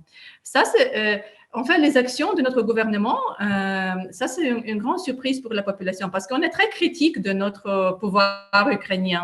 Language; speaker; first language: French; non-native, fluent; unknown